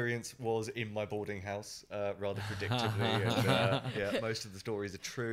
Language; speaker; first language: English; native; English